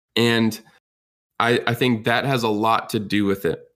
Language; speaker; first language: English; native; English